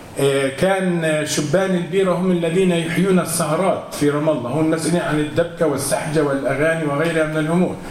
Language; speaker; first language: Arabic; native; Arabic